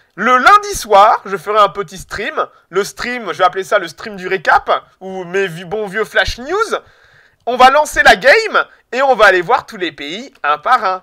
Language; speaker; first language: French; native; French